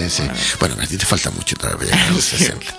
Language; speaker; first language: Spanish; native; Spanish